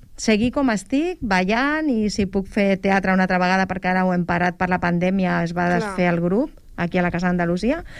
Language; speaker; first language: Catalan; non-native, local second language; Spanish